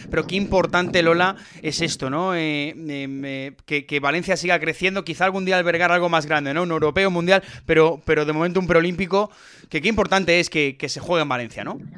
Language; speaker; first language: Spanish; native; Spanish